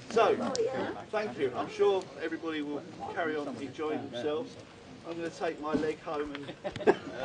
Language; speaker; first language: English; native; English